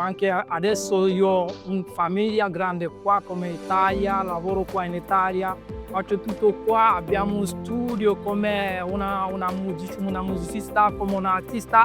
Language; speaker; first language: Italian; non-native, learner; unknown